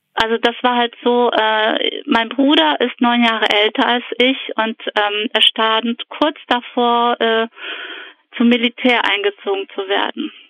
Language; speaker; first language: German; early bilingual, other home language; Polish